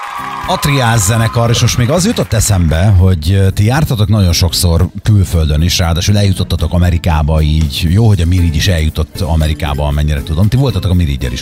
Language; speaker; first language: Hungarian; native; Hungarian